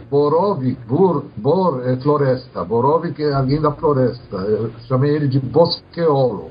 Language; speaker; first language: Portuguese; early bilingual, other home language; Polish